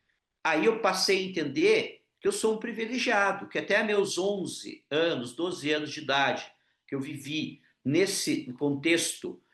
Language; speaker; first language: Portuguese; non-native, local second language; Ukrainian